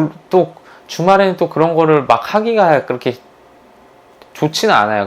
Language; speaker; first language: Korean; native; Korean